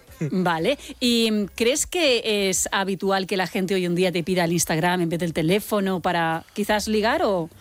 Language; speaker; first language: Spanish; native; Spanish